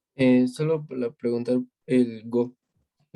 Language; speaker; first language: Spanish; non-native, fluent; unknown